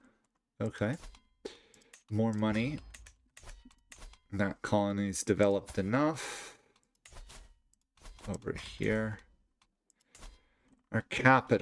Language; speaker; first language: English; native; English